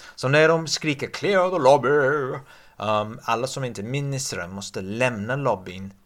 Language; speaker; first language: Swedish; non-native, fluent; English